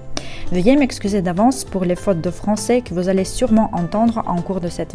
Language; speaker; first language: French; non-native, fluent; Russian